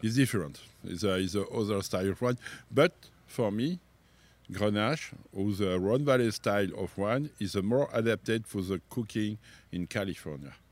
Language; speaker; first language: English; non-native, learner; French